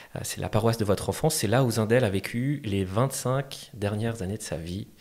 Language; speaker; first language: French; native; French